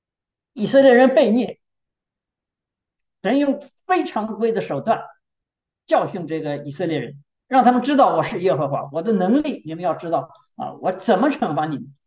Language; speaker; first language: Chinese; native; Chinese